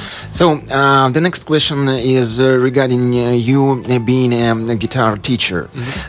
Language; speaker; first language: English; non-native, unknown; Russian